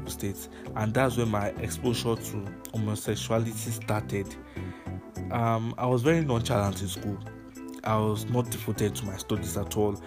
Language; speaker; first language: English; non-native, local second language; Yoruba